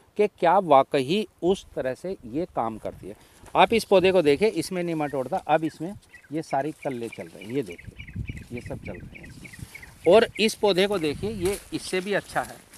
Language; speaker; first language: Hindi; native; Hindi